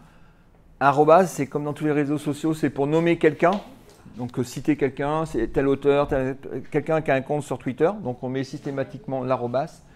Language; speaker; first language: French; native; French